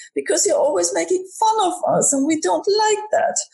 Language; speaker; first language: English; non-native, fluent; German